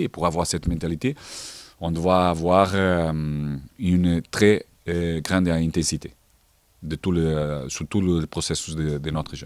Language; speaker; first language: French; non-native, fluent; Portuguese